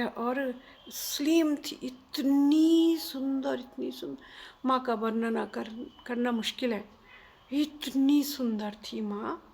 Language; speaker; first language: Hindi; non-native, local second language; Bangla